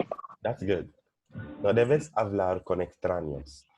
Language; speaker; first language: Spanish; non-native, fluent; English